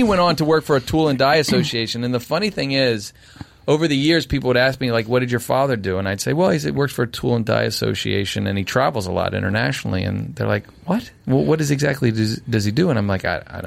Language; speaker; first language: English; native; English